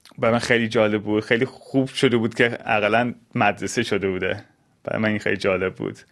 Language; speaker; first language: Persian; early bilingual, heritage; Persian